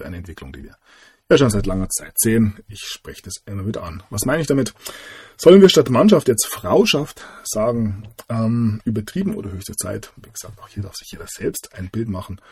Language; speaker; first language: German; native; German